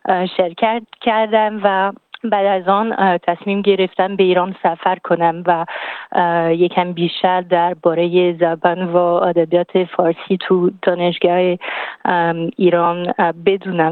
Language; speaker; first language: Persian; non-native, fluent; French